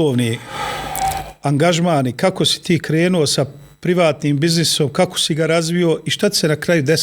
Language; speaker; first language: Bosnian; native; Bosnian